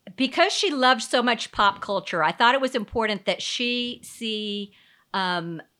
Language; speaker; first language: English; native; English